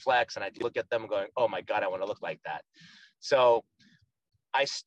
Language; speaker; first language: English; native; English